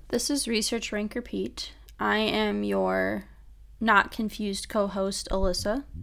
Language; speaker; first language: English; native; English